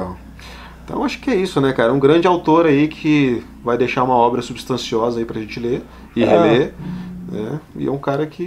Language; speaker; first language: Portuguese; native; Portuguese